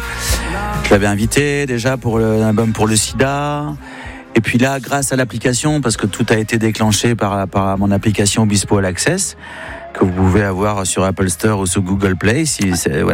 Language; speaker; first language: French; native; French